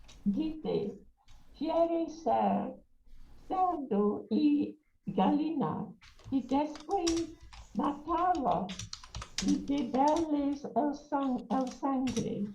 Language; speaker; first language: Spanish; non-native, learner; English